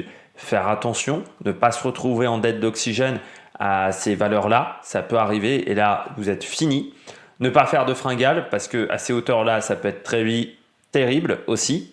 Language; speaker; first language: French; native; French